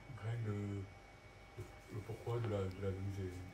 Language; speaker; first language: French; native; French